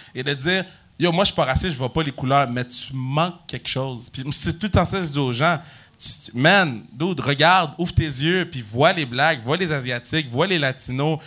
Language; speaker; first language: French; native; French